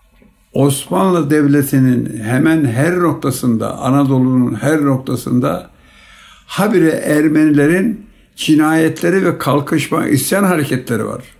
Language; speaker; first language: Turkish; native; Turkish